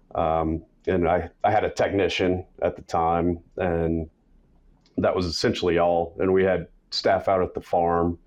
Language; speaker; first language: English; native; English